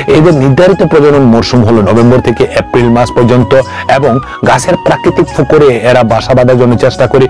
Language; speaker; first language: Bangla; non-native, local second language; Kok Borok